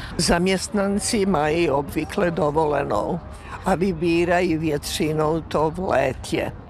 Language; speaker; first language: Czech; native; Czech